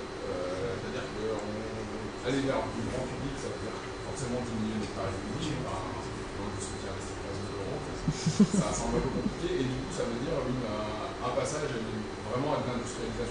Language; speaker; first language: French; native; French